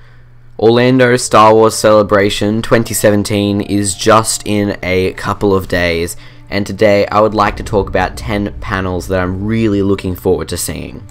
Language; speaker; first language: English; native; English